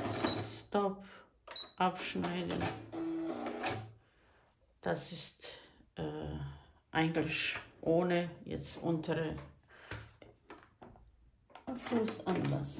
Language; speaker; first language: German; non-native, fluent; Croatian